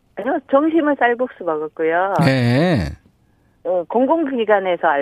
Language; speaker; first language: Korean; native; Korean